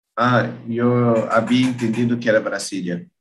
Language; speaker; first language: Spanish; non-native, learner; Portuguese